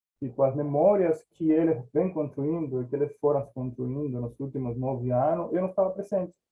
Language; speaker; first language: Portuguese; non-native, fluent; Spanish